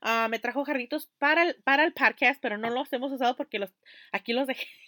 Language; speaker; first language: Spanish; early bilingual, heritage; Spanish